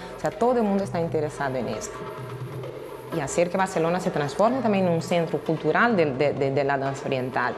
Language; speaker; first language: Spanish; non-native, fluent; Portuguese